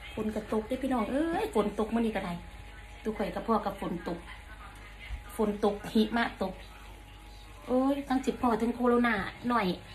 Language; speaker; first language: Thai; native; Thai